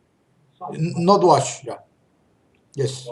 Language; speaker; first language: English; non-native, learner; Spanish